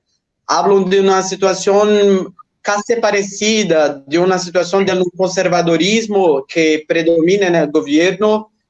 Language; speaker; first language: Spanish; non-native, fluent; Portuguese